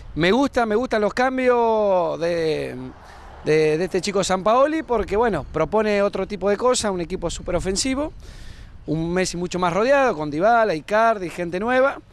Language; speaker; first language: Spanish; native; Spanish